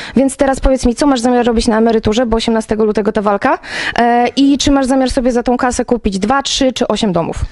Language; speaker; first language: Polish; native; Polish